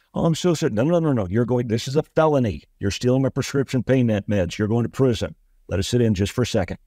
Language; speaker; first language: English; native; English